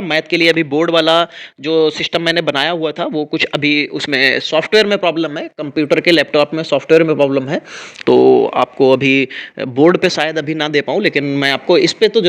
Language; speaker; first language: Hindi; native; Hindi